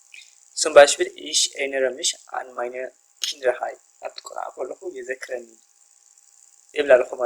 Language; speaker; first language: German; non-native, fluent; Tigrinya